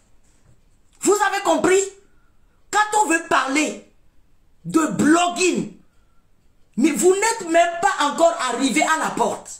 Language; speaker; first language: French; native; French